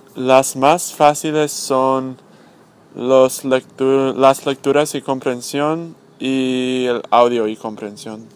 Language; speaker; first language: Spanish; non-native, learner; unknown